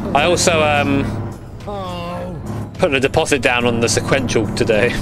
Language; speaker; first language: English; native; English